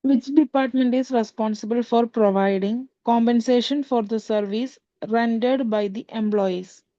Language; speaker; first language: English; non-native, local second language; Malayalam